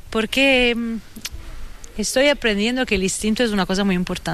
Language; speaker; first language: Spanish; non-native, fluent; Italian